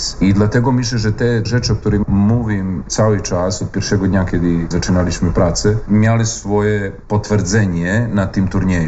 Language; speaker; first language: Polish; non-native, learner; Serbian